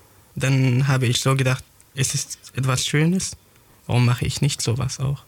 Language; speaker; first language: German; non-native, fluent; Arabic